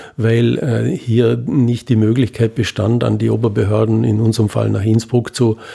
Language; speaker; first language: German; native; German